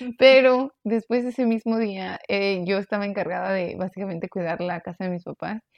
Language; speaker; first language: Spanish; early bilingual, heritage; Spanish